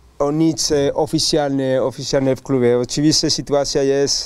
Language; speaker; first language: Polish; non-native, learner; Spanish